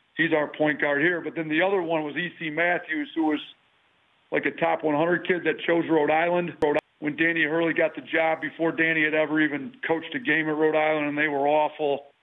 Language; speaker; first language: English; native; English